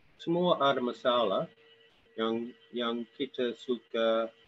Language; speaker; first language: Indonesian; non-native, learner; English